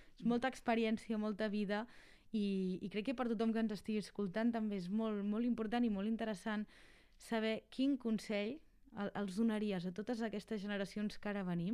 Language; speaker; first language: Catalan; native; Catalan